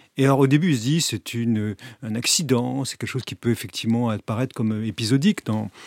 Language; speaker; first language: French; native; French